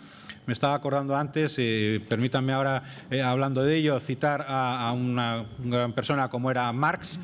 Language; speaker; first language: Spanish; native; Spanish